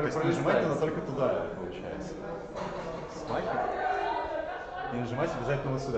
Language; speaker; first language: Russian; native; Russian